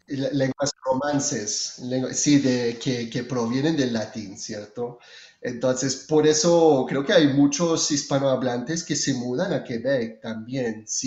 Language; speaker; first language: Spanish; non-native, fluent; French